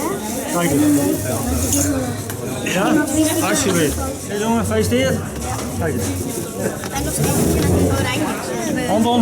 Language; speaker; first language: Dutch; native; Dutch